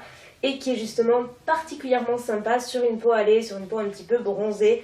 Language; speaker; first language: French; native; French